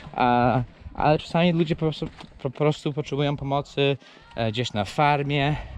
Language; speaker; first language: Polish; non-native, fluent; English